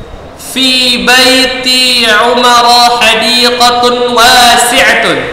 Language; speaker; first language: Arabic; non-native, fluent; Indonesian